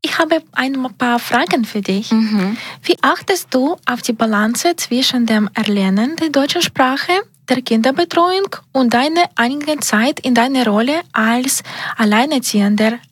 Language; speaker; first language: German; non-native, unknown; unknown